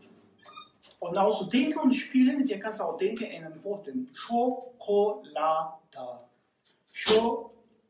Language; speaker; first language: German; non-native, learner; Portuguese